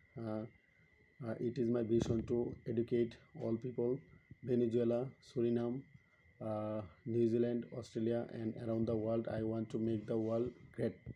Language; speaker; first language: English; non-native, learner; Bangla